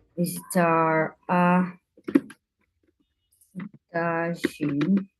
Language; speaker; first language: Portuguese; non-native, fluent; English